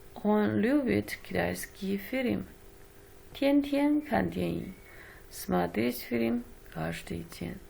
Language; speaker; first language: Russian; non-native, learner; Chinese